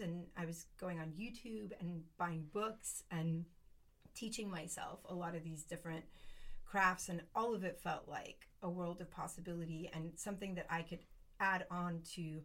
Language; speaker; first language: English; native; English